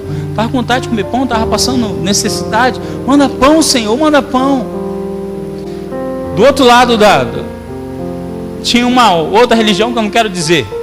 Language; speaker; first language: Portuguese; native; Portuguese